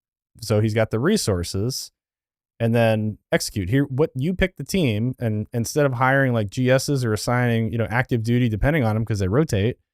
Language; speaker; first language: English; native; English